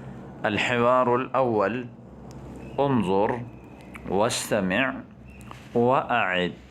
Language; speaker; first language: Arabic; non-native, fluent; Urdu